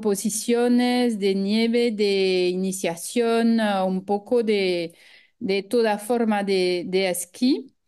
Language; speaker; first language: Spanish; non-native, fluent; French